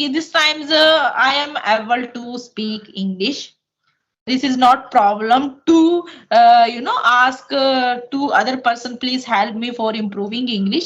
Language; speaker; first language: English; non-native, local second language; Hindi